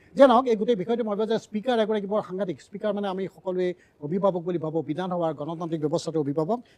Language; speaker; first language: Assamese; native; Assamese